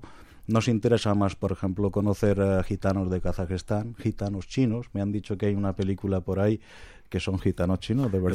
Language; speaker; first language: Spanish; non-native, fluent; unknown